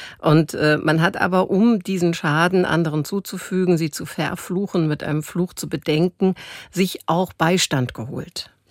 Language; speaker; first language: German; native; German